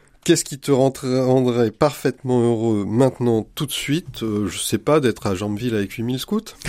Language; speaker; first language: French; native; French